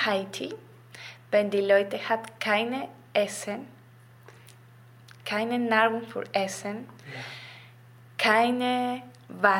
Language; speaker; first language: German; non-native, learner; Spanish